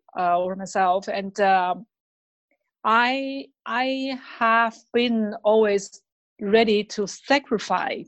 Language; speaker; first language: English; non-native, fluent; Chinese